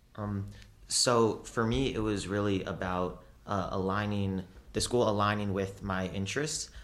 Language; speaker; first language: English; native; English